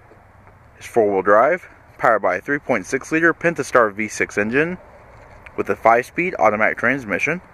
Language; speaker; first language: English; native; English